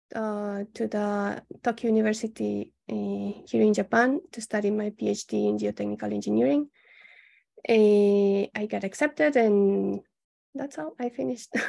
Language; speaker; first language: English; non-native, fluent; Spanish